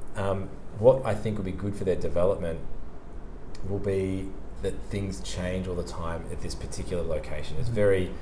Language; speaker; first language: English; native; English